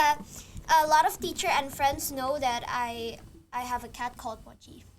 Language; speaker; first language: English; non-native, fluent; Indonesian